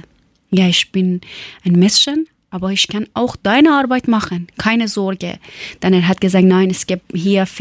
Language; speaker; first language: German; non-native, learner; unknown